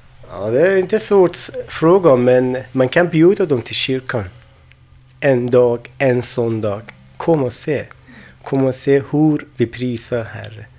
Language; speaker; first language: Swedish; non-native, learner; Persian